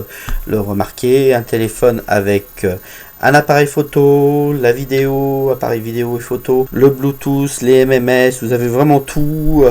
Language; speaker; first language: French; native; French